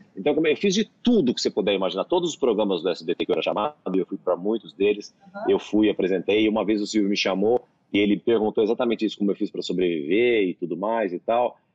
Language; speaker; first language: Portuguese; native; Portuguese